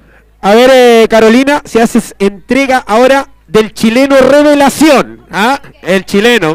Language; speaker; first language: Spanish; native; Spanish